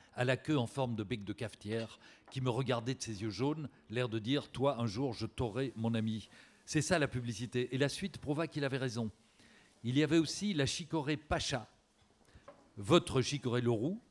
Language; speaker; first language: French; native; French